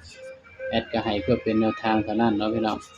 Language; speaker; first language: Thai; non-native, local second language; Lao